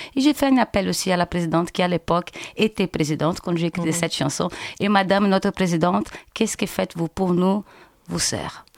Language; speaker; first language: French; non-native, fluent; Portuguese